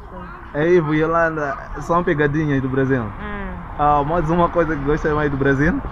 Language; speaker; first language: Portuguese; non-native, local second language; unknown